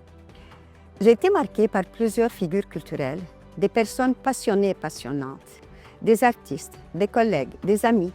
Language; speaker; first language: French; non-native, local second language; Arabic